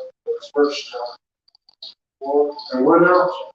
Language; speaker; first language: English; native; English